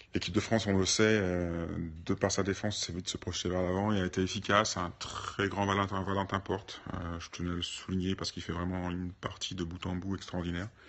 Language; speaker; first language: French; native; French